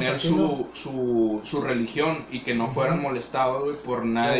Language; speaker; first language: Spanish; native; Spanish